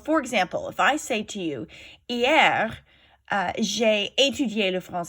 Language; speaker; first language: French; non-native, fluent; English